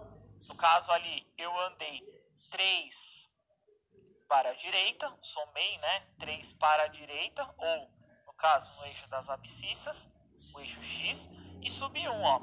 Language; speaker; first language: Portuguese; native; Portuguese